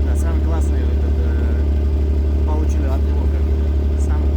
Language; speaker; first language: Russian; non-native, local second language; Uzbek